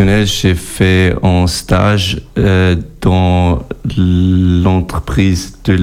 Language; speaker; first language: French; non-native, local second language; German